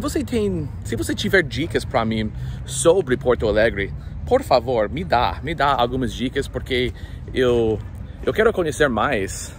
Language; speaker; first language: Portuguese; non-native, fluent; English